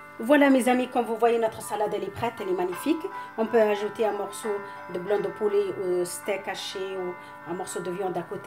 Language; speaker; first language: French; non-native, local second language; Arabic